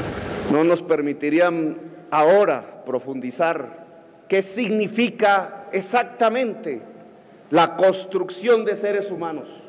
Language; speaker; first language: Spanish; native; Spanish